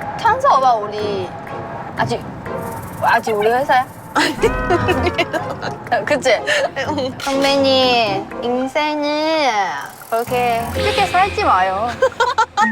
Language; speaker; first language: Korean; non-native, fluent; Chinese